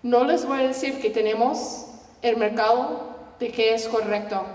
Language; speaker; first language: Spanish; non-native, learner; English